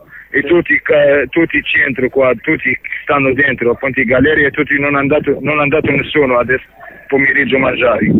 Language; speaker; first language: Italian; non-native, learner; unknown